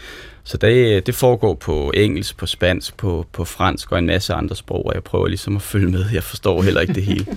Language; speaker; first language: Danish; native; Danish